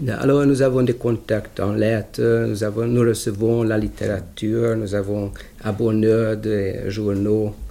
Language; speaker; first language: French; non-native, fluent; Hungarian